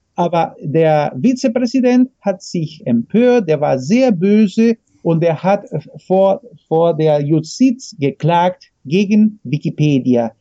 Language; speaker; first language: German; non-native, fluent; Spanish